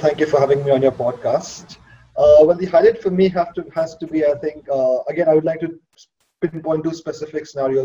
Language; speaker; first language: English; non-native, local second language; Hindi